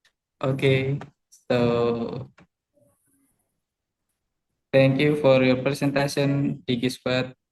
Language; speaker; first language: English; non-native, learner; Indonesian